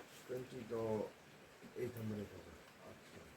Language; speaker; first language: Hindi; non-native, local second language; Mizo